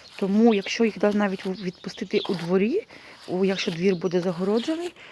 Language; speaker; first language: Ukrainian; non-native, local second language; Russian